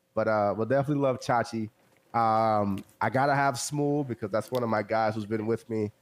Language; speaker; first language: English; native; English